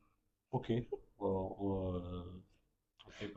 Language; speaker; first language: French; non-native, fluent; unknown